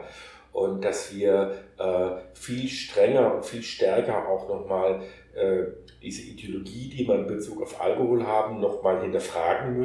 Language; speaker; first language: German; native; German